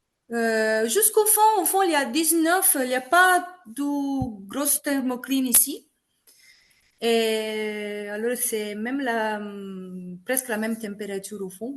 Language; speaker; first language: French; non-native, fluent; Italian